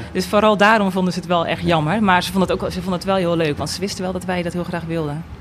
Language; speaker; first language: Dutch; native; Dutch